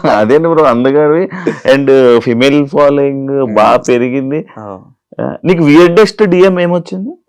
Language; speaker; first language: Telugu; native; Telugu